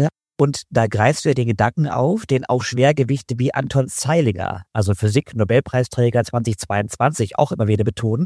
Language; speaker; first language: German; native; German